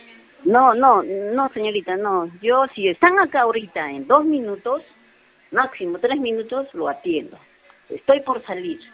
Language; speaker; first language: Spanish; native; Spanish